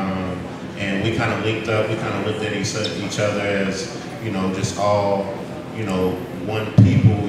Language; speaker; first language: English; native; English